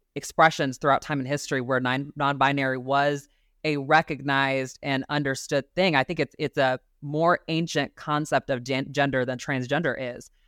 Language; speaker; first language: English; native; English